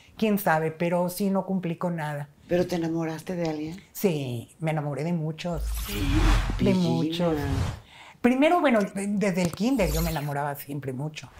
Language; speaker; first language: Spanish; native; Spanish